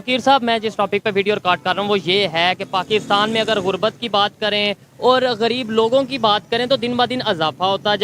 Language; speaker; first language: Urdu; native; Urdu